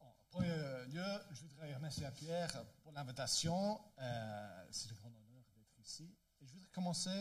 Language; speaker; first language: French; non-native, learner; English